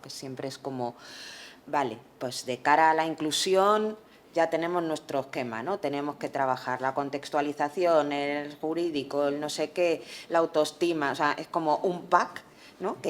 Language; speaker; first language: Spanish; native; Spanish